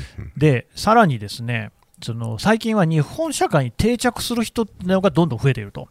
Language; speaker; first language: Japanese; native; Japanese